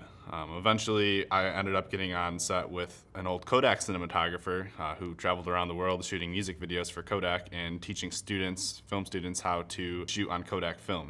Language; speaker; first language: English; native; English